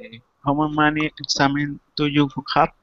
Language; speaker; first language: English; non-native, learner; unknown